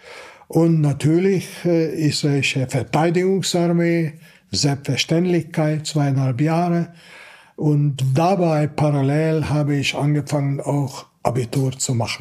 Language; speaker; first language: German; non-native, fluent; Hungarian